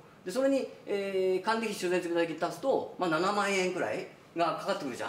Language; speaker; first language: Japanese; native; Japanese